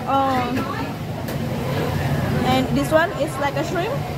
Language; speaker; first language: English; non-native, fluent; Indonesian